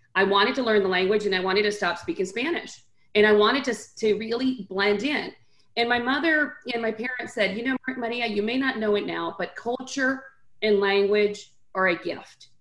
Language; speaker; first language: English; early bilingual, other home language; Spanish